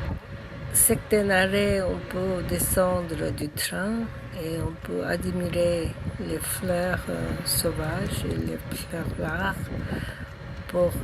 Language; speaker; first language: French; non-native, learner; Korean